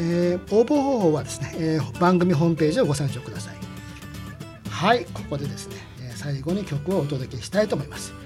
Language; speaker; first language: Japanese; native; Japanese